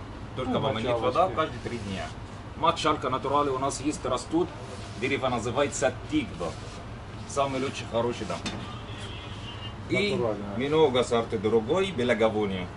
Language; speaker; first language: Russian; non-native, learner; Arabic